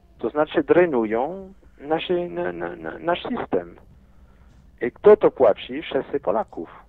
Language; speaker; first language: Polish; non-native, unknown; French